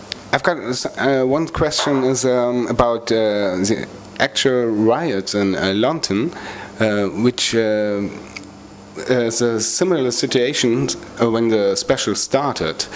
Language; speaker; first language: English; non-native, fluent; German